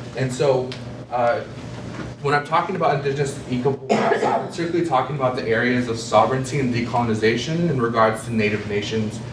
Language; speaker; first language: English; native; English